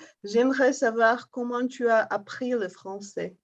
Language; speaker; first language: French; non-native, fluent; Czech